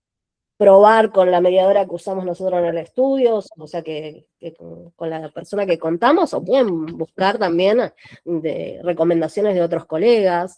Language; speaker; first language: Spanish; native; Spanish